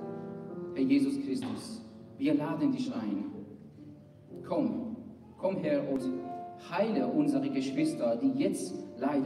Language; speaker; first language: German; non-native, fluent; Persian